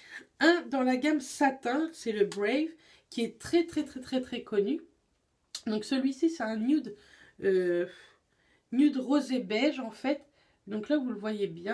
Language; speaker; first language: French; native; French